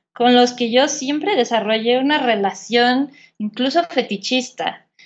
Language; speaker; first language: Spanish; native; Spanish